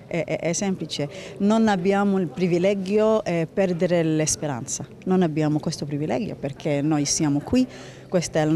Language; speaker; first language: Italian; non-native, learner; Hebrew